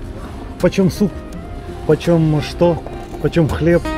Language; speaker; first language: Russian; native; Russian